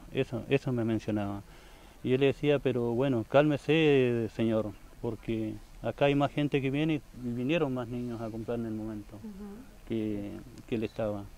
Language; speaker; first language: Spanish; native; Spanish